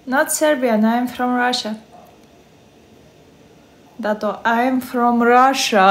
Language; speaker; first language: English; non-native, learner; Russian